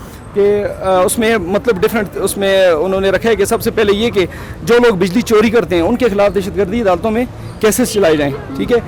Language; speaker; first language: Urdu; non-native, local second language; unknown